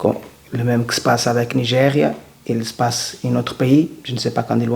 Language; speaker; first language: French; non-native, learner; Portuguese